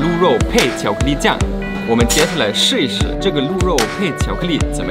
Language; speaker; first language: Chinese; non-native, fluent; German